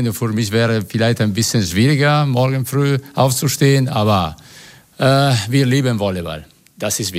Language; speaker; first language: German; non-native, fluent; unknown